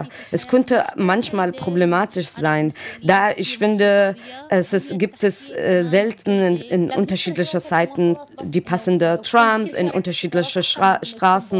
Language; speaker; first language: German; non-native, learner; Arabic